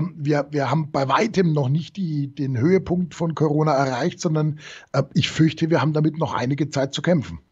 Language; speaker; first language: German; native; German